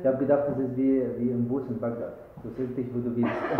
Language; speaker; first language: German; non-native, learner; Arabic